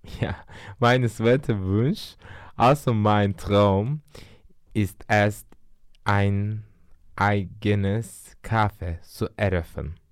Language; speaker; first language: German; non-native, learner; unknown